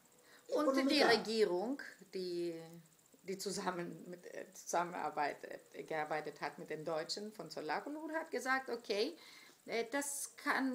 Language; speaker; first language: German; non-native, fluent; Greek